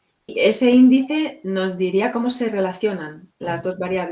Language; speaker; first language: Spanish; native; Spanish